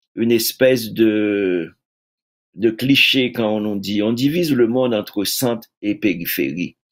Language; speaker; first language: French; native; French